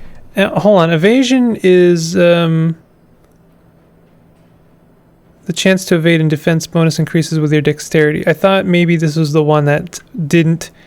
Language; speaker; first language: English; native; English